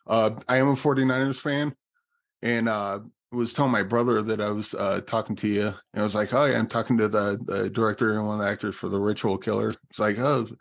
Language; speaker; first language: English; native; English